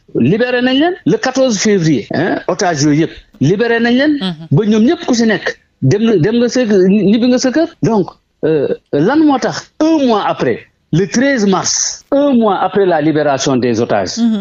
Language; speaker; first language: Wolof; non-native, local second language; Jola-Fonyi